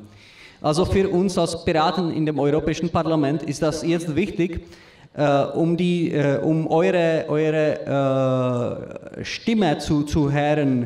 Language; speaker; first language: German; non-native, learner; Czech